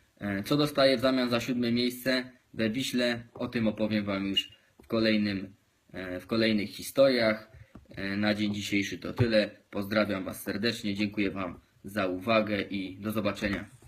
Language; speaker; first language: Polish; native; Polish